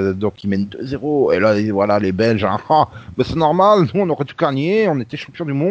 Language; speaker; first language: French; native; French